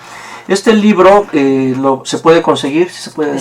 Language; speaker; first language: Spanish; native; Spanish